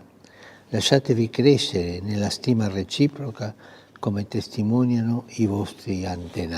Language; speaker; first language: Italian; non-native, fluent; Spanish